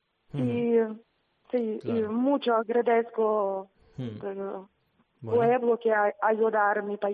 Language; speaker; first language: Spanish; non-native, learner; Ukrainian